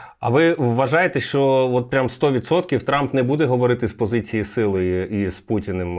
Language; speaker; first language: Ukrainian; native; Ukrainian